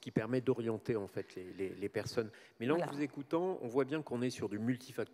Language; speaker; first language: French; native; French